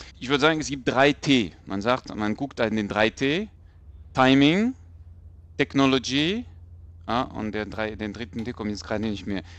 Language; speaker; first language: German; non-native, fluent; French